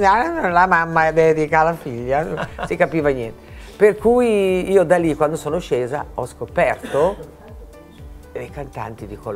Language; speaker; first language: Italian; native; Italian